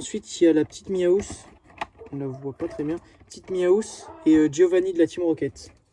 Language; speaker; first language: French; native; French